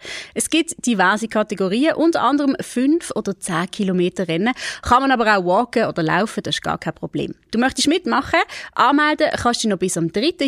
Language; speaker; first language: German; native; German